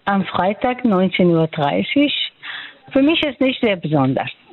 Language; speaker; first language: German; non-native, local second language; Persian